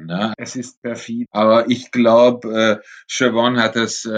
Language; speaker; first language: German; non-native, fluent; Hungarian